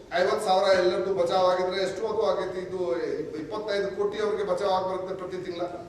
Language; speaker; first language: Kannada; non-native, fluent; Hindi